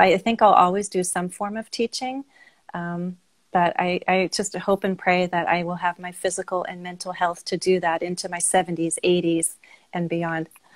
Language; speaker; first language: English; native; English